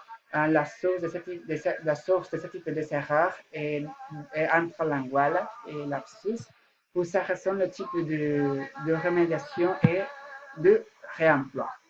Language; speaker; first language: French; non-native, learner; Spanish